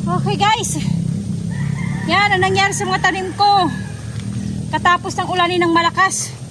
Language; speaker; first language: Filipino; non-native, local second language; Waray